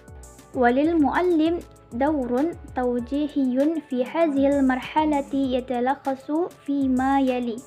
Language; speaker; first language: Arabic; non-native, learner; Indonesian